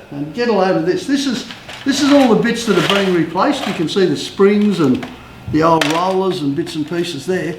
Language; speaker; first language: English; native; English